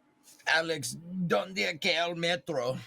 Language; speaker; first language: Spanish; non-native, learner; English